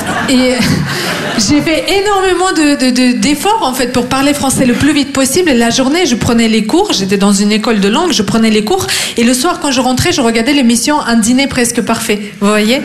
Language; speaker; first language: French; non-native, fluent; Russian